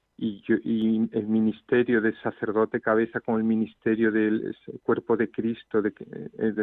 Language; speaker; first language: Spanish; native; Spanish